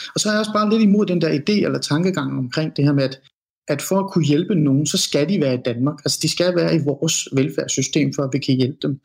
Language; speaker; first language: Danish; early bilingual, other home language; Persian